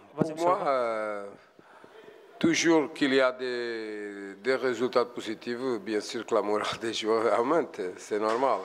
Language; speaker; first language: French; non-native, fluent; Portuguese